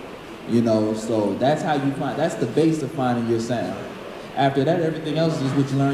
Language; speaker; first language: English; native; English